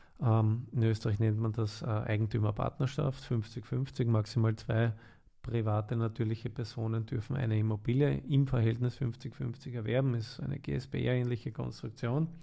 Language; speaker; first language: German; native; German